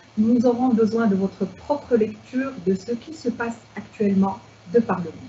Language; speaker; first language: French; non-native, local second language; Arabic